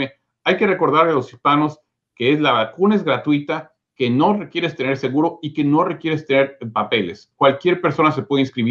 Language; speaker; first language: Spanish; native; Spanish